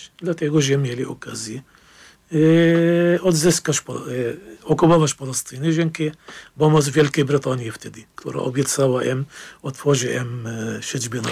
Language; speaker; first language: Polish; non-native, fluent; Arabic